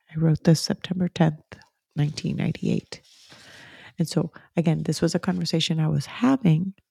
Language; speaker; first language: English; early bilingual, other home language; Spanish